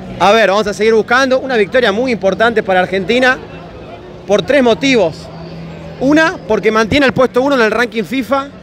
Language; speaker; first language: Spanish; native; Spanish